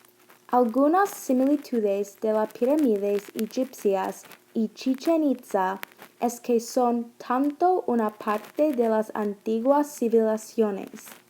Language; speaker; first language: Spanish; non-native, learner; English